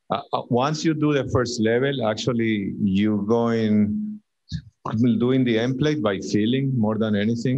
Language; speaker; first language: English; non-native, fluent; Spanish